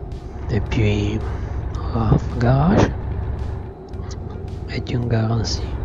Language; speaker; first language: French; non-native, learner; Italian